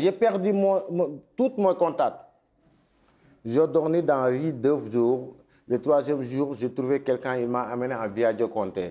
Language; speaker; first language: French; non-native, learner; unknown